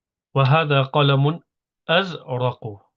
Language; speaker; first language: Arabic; non-native, fluent; English